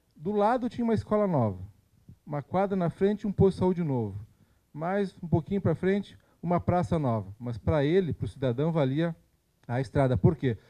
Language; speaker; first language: Portuguese; native; Portuguese